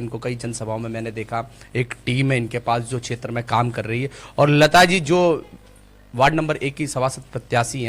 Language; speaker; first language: Hindi; native; Hindi